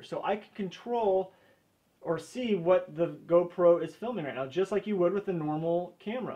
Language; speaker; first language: English; native; English